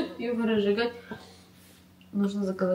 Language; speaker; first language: Russian; native; Russian